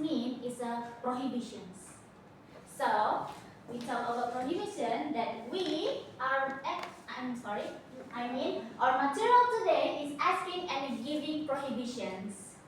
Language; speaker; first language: English; non-native, learner; Indonesian